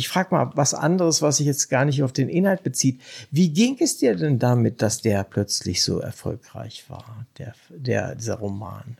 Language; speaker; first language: German; native; German